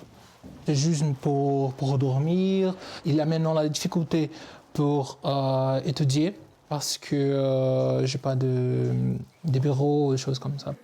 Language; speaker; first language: French; non-native, fluent; Portuguese